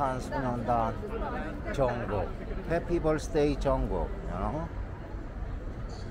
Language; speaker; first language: English; non-native, learner; Korean